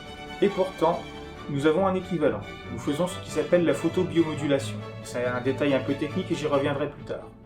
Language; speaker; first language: French; native; French